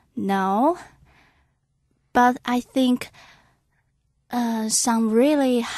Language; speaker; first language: English; non-native, learner; Chinese